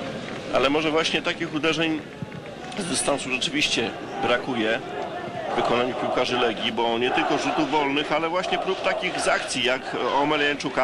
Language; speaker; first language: Polish; native; Polish